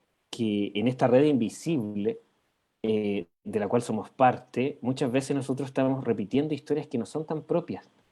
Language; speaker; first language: Spanish; native; Spanish